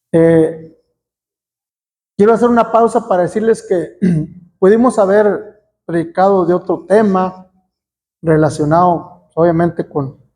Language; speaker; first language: Spanish; native; Spanish